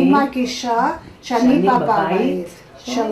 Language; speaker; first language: Hebrew; non-native, learner; English